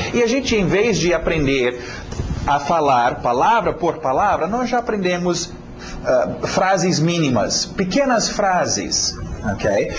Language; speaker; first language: Portuguese; non-native, fluent; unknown